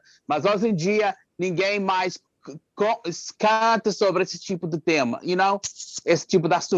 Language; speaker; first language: Portuguese; non-native, fluent; English